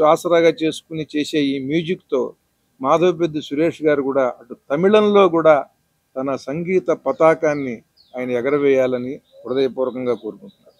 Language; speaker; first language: Telugu; native; Telugu